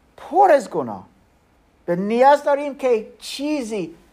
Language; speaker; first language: Persian; non-native, learner; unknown